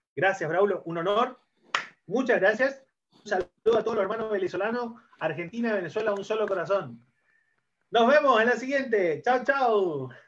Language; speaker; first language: Spanish; native; Spanish